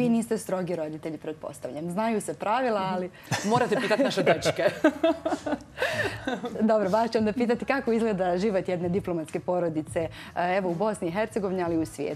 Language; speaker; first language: Croatian; native; Croatian